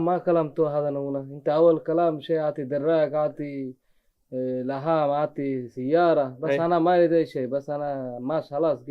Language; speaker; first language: Arabic; non-native, learner; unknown